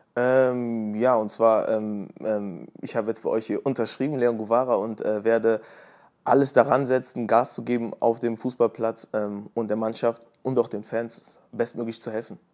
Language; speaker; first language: German; native; German